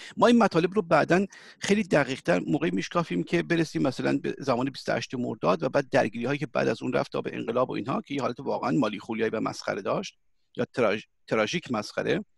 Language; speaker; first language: Persian; early bilingual, heritage; Persian